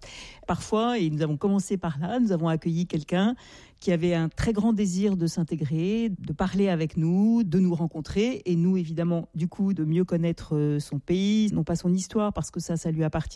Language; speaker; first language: French; native; French